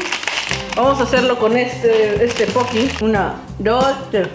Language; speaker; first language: Spanish; native; Spanish